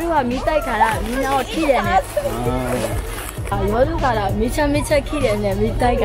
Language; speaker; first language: Japanese; non-native, learner; Burmese